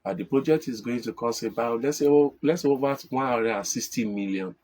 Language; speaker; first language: English; non-native, local second language; Yoruba